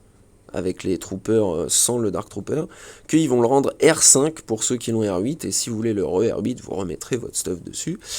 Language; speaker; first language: French; native; French